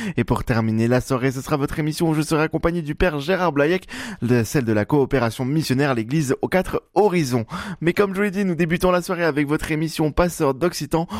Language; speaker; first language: French; native; French